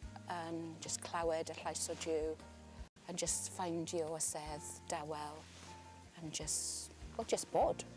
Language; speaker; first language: Welsh; non-native, learner; English